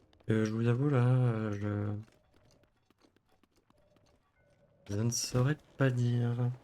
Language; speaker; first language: French; native; French